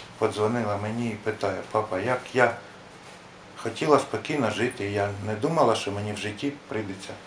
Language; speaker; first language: Ukrainian; non-native, local second language; Russian